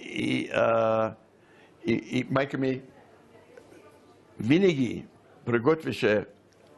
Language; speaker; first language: Bulgarian; early bilingual, heritage; Bulgarian